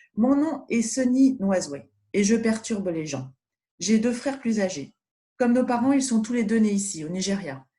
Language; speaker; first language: French; native; French